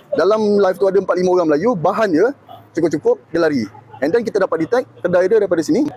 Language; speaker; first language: Malay; native; Malay